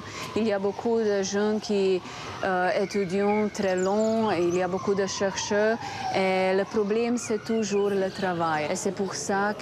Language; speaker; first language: French; non-native, fluent; Slovenian